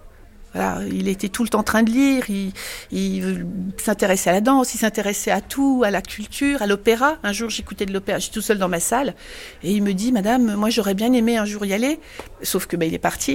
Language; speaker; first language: French; native; French